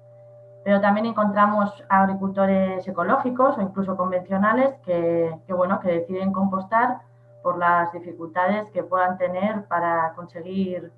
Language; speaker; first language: Spanish; native; Spanish